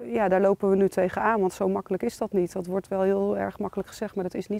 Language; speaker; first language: Dutch; native; Dutch